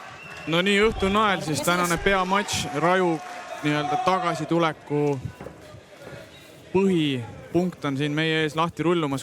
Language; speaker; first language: Estonian; native; Estonian